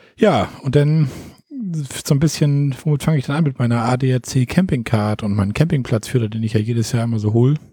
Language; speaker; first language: German; native; German